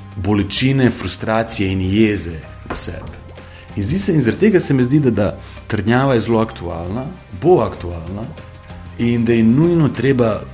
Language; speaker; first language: Slovenian; non-native, local second language; Bosnian